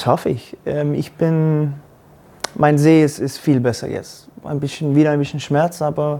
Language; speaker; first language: German; non-native, learner; Danish